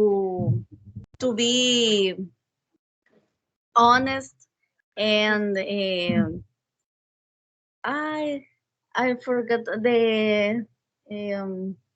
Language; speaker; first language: English; non-native, learner; Spanish